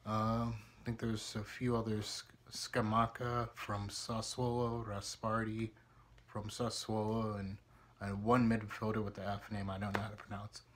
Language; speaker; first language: English; native; English